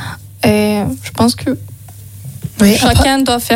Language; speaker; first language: French; non-native, learner; Azerbaijani